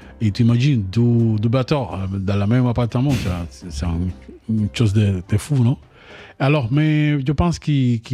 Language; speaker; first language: French; non-native, learner; Spanish